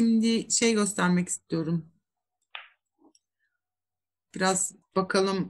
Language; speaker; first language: Turkish; native; Turkish